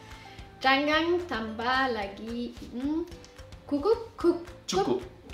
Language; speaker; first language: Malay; non-native, learner; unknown